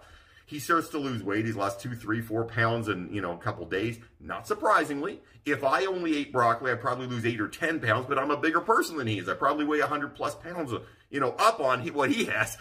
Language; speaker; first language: English; native; English